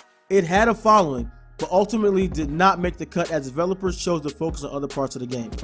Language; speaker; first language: English; native; English